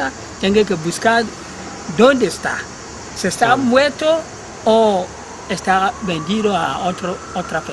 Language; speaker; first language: Spanish; non-native, learner; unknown